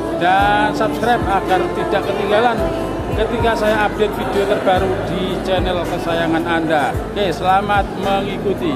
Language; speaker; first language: Indonesian; native; Indonesian